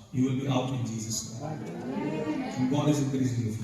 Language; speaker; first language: English; non-native, local second language; Hindi